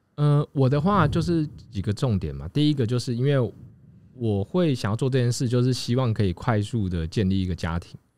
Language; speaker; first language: Chinese; native; Chinese